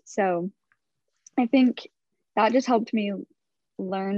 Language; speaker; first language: English; native; English